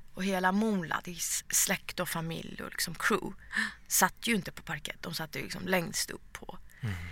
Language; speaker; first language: Swedish; early bilingual, other home language; Persian